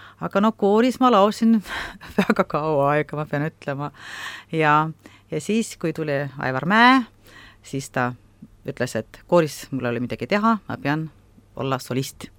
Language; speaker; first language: Estonian; non-native, local second language; Russian